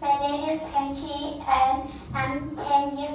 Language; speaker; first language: English; non-native, learner; Vietnamese